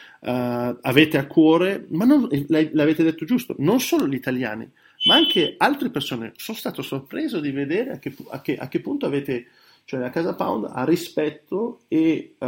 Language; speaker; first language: Italian; early bilingual, heritage; Italian